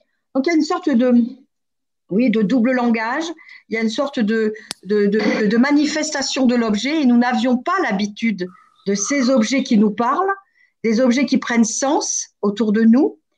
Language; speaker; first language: French; native; French